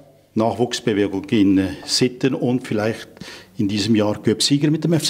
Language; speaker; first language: German; native; German